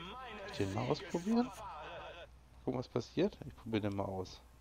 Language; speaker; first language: German; native; German